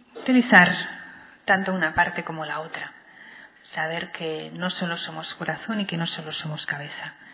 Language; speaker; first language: Spanish; non-native, local second language; Catalan